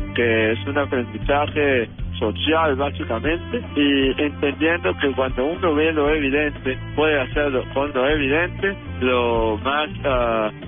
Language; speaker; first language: Spanish; native; Spanish